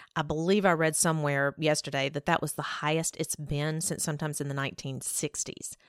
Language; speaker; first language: English; native; English